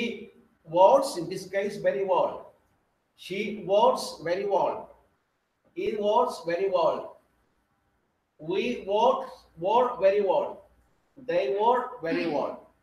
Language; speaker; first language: English; non-native, learner; Spanish